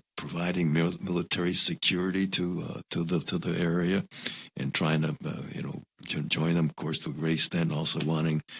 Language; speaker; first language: English; non-native, local second language; Spanish